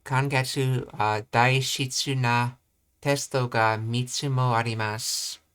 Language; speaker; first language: Japanese; non-native, learner; English